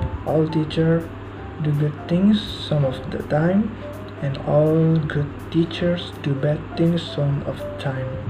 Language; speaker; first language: English; non-native, learner; Indonesian